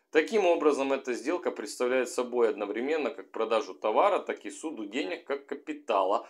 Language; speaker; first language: Russian; native; Russian